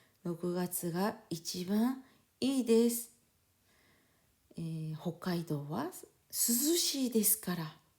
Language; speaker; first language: Japanese; non-native, fluent; French